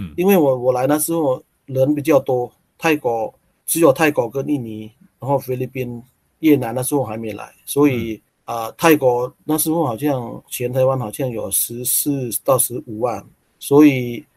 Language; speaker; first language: Chinese; non-native, learner; Thai